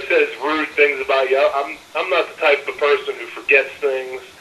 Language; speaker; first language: English; native; English